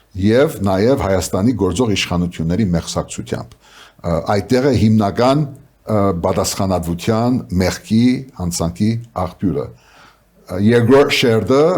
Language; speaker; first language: Armenian; early bilingual, heritage; Armenian